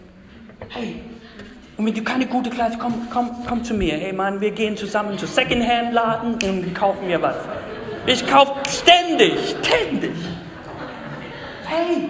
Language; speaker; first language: German; non-native, fluent; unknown